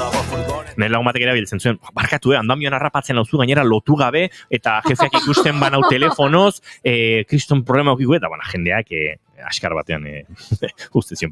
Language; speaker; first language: Basque; native; Basque